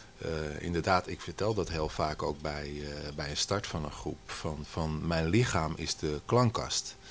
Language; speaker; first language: Dutch; native; Dutch